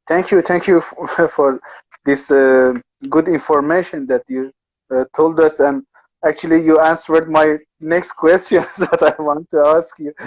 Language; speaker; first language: English; non-native, learner; Persian